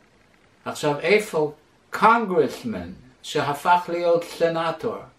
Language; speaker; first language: Hebrew; non-native, fluent; English